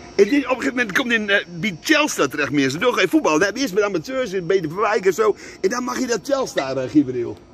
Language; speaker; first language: Dutch; native; Dutch